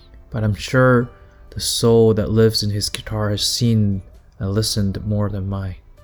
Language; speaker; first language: English; non-native, fluent; Chinese